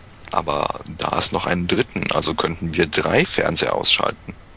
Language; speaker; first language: German; native; German